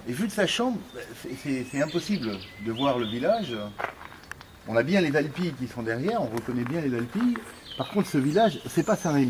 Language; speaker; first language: French; native; French